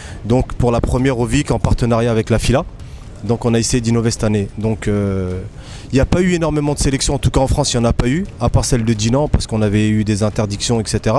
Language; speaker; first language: French; native; French